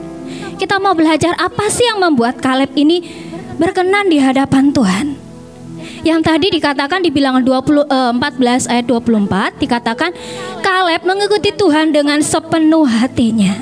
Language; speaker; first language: Indonesian; native; Indonesian